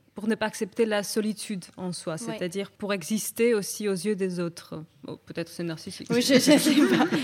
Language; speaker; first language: French; non-native, fluent; Georgian